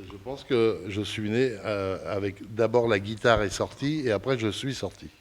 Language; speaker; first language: French; early bilingual, other home language; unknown